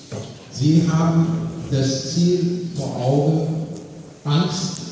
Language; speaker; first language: German; non-native, fluent; Arabic